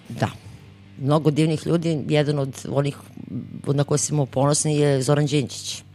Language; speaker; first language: Serbian; native; Serbian